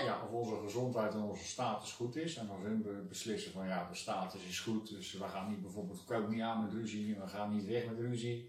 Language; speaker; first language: Dutch; native; Dutch